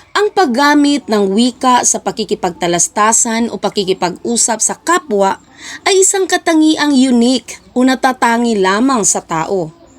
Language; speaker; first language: Filipino; non-native, local second language; Cebuano